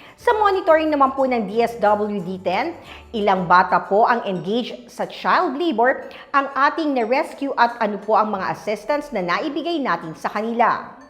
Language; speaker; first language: Filipino; native; Filipino